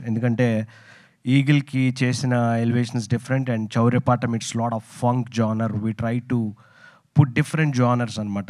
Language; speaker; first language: Telugu; native; Telugu